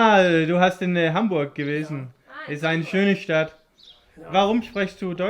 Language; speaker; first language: German; non-native, learner; Danish